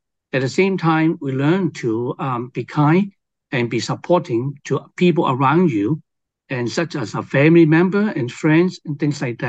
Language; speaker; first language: English; non-native, local second language; Cantonese